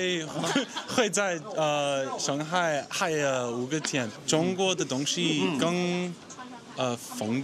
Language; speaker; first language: Chinese; non-native, learner; English